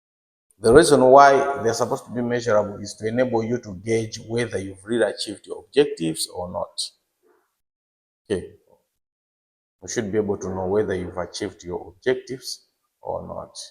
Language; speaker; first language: English; non-native, local second language; Nyanja